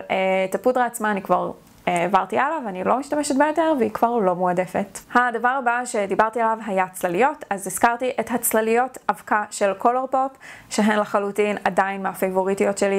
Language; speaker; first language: Hebrew; native; Hebrew